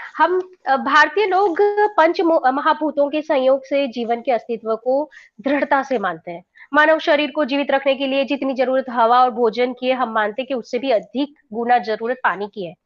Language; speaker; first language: Hindi; non-native, local second language; Gujarati